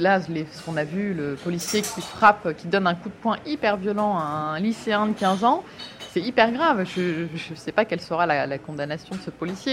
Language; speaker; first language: French; native; French